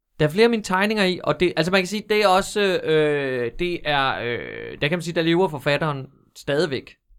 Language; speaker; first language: Danish; native; Danish